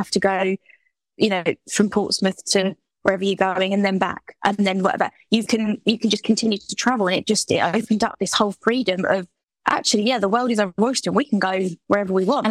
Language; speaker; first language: English; native; English